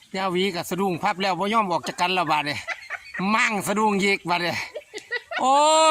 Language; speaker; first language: Thai; native; Thai